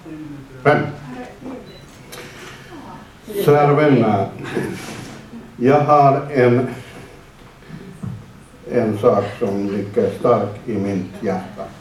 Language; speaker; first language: Swedish; non-native, fluent; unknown